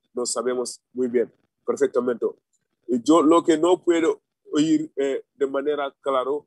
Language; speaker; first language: Spanish; non-native, fluent; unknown